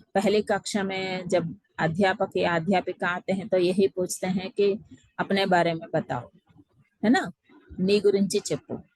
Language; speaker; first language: Hindi; non-native, local second language; Telugu